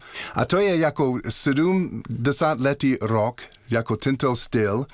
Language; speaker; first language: Czech; non-native, learner; English